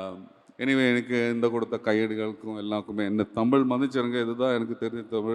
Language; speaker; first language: Tamil; non-native, learner; Malayalam